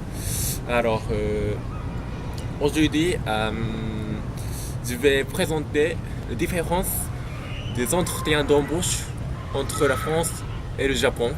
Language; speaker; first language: French; non-native, learner; Japanese